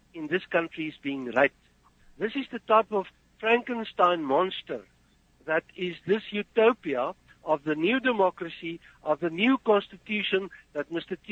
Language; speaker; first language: English; non-native, fluent; Afrikaans